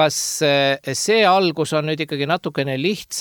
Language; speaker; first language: Estonian; native; Estonian